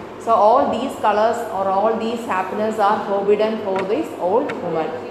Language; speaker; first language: English; non-native, local second language; Malayalam